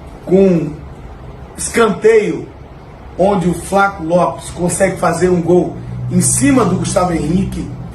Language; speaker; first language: Portuguese; native; Portuguese